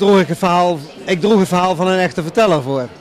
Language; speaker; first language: Dutch; native; Dutch